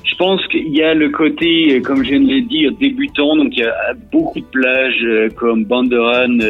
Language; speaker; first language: French; native; French